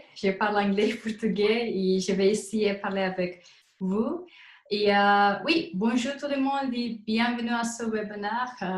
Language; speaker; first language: French; non-native, fluent; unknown